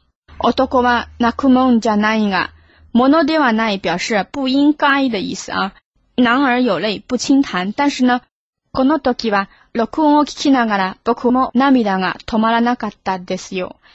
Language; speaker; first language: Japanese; non-native, fluent; Chinese